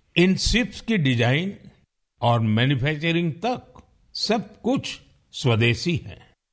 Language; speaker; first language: Hindi; non-native, local second language; Gujarati